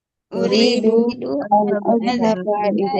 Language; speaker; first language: Arabic; non-native, learner; Indonesian